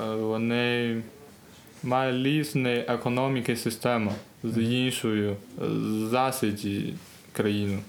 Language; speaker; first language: Ukrainian; non-native, learner; Chinese